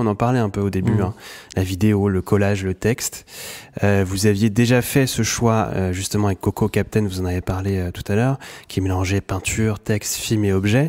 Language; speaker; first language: French; native; French